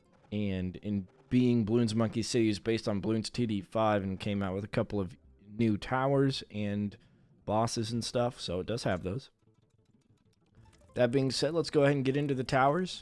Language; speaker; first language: English; native; English